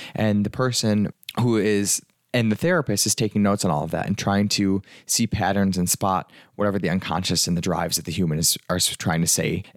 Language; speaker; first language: English; early bilingual, other home language; Italian